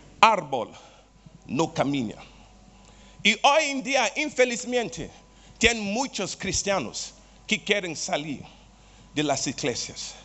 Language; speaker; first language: Spanish; non-native, learner; Portuguese